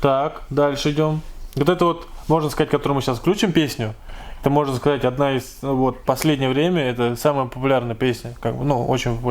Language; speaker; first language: Russian; native; Russian